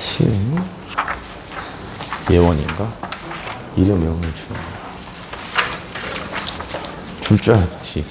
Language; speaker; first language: Korean; native; Korean